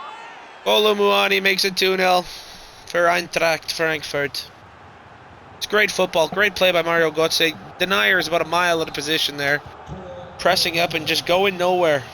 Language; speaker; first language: English; native; English